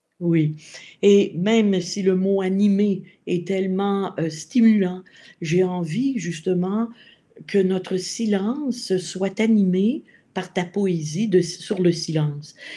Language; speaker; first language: French; native; French